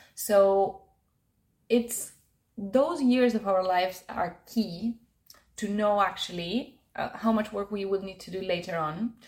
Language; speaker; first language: English; non-native, fluent; Spanish